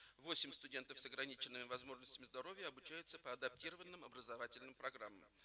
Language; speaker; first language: Russian; native; Russian